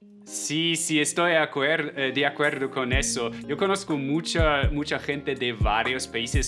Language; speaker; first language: Spanish; non-native, fluent; German